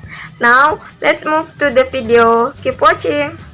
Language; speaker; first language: English; non-native, learner; Indonesian